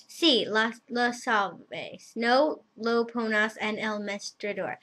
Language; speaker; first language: Spanish; non-native, learner; English